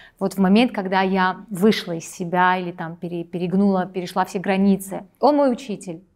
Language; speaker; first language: Russian; native; Russian